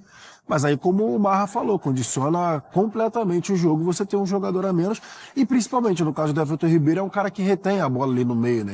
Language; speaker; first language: Portuguese; native; Portuguese